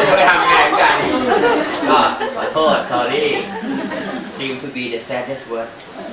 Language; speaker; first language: Thai; native; Thai